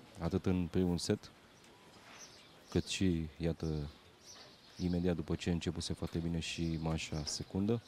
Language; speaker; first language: Romanian; native; Romanian